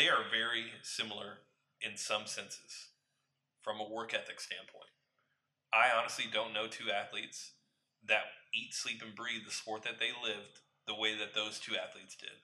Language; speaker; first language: English; native; English